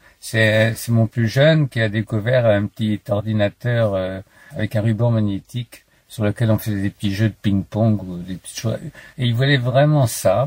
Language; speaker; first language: French; native; French